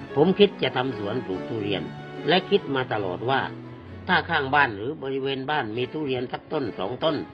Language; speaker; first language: Thai; native; Thai